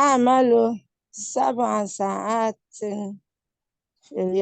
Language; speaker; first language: Arabic; non-native, learner; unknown